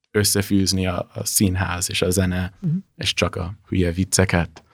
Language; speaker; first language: Hungarian; non-native, fluent; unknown